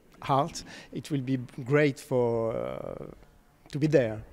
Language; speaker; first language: English; non-native, fluent; French